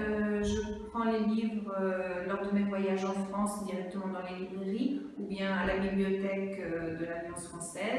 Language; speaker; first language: French; non-native, fluent; Italian